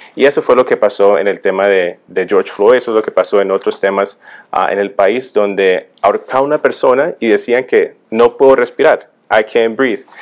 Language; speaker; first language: Spanish; early bilingual, heritage; Spanish